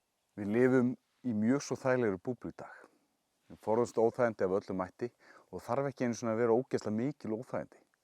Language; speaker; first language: Icelandic; native; Icelandic